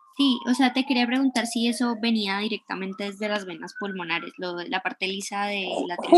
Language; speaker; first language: Spanish; native; Spanish